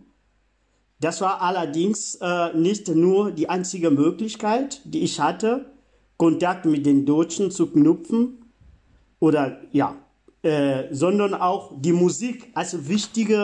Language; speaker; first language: German; non-native, fluent; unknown